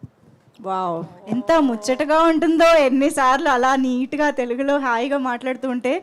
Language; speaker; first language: Telugu; native; Telugu